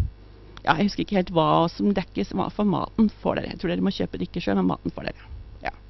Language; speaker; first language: Norwegian; native; Norwegian